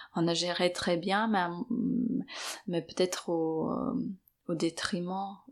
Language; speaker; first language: French; non-native, fluent; Serbian